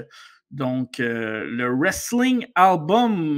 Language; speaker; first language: French; native; French